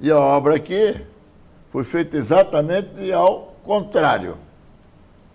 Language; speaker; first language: Portuguese; native; Portuguese